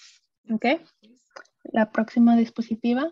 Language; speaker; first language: Spanish; early bilingual, other home language; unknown